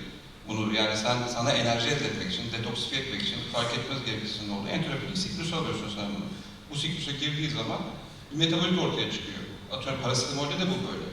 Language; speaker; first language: Turkish; native; Turkish